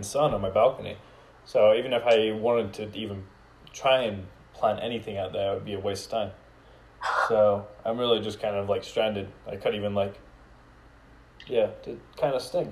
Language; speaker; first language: English; native; English